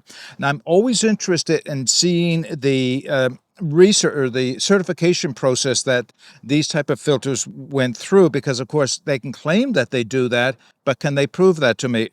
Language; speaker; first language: English; native; English